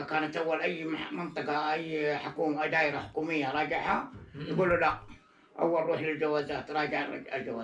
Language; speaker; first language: Arabic; native; Arabic